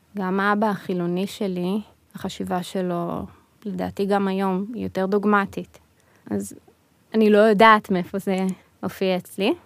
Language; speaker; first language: Hebrew; early bilingual, other home language; Russian